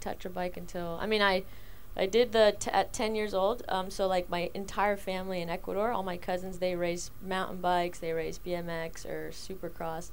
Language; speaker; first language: English; early bilingual, other home language; Spanish